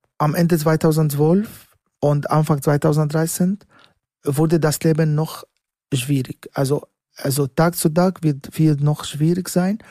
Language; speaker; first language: German; non-native, learner; Arabic